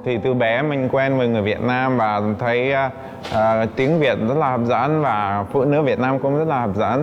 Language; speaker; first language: Vietnamese; non-native, fluent; Czech